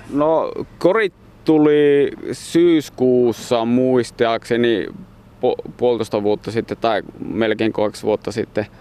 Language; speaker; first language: Finnish; native; Finnish